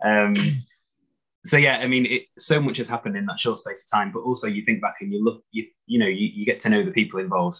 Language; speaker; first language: English; native; English